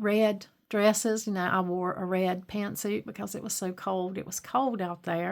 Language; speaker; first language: English; native; English